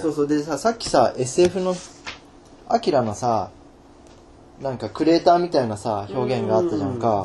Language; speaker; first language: Japanese; native; Japanese